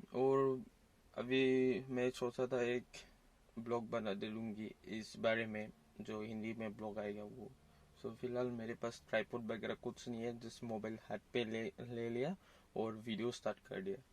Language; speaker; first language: Hindi; non-native, local second language; Assamese